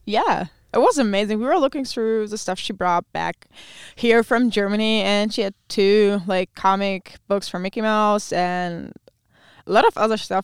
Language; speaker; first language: English; non-native, fluent; German